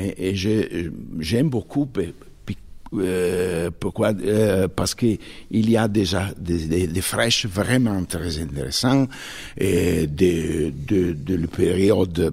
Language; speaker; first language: French; non-native, fluent; Italian